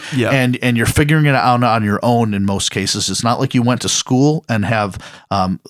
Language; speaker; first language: English; native; English